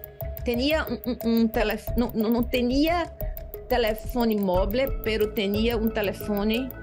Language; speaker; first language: Spanish; non-native, learner; Portuguese